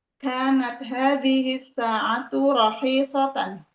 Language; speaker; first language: Arabic; non-native, learner; Indonesian